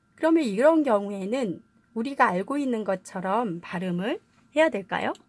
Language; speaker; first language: Korean; native; Korean